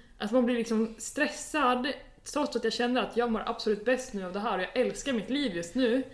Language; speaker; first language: Swedish; native; Swedish